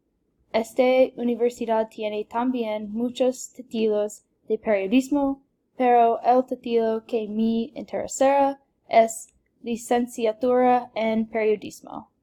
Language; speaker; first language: Spanish; non-native, learner; English